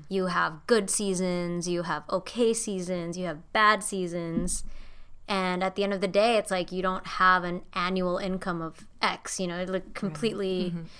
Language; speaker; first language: English; non-native, fluent; Indonesian